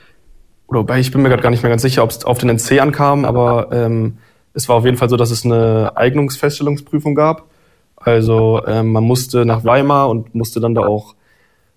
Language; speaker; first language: German; native; German